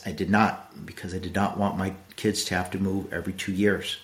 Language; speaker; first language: English; native; English